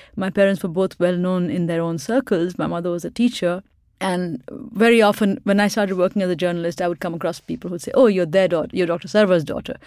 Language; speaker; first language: English; non-native, local second language; Urdu